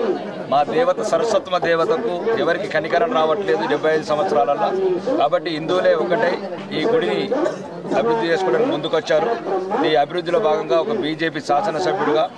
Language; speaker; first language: Telugu; native; Telugu